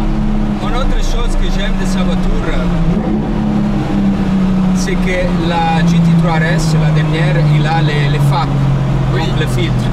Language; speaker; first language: French; non-native, learner; Italian